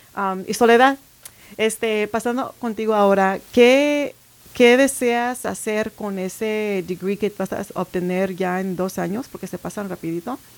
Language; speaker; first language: Spanish; early bilingual, heritage; Spanish